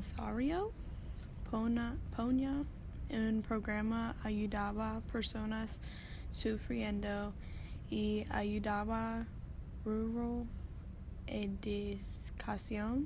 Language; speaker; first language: Spanish; non-native, learner; English